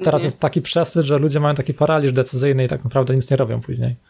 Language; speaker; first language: Polish; native; Polish